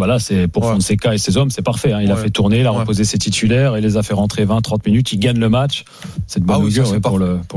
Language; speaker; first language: French; native; French